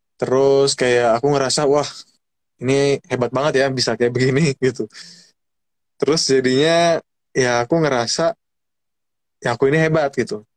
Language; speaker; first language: Indonesian; native; Indonesian